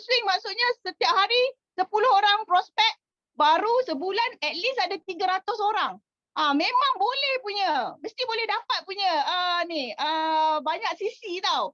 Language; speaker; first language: Malay; native; Malay